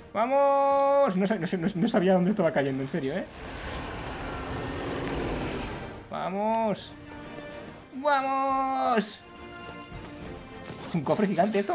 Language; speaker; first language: Spanish; native; Spanish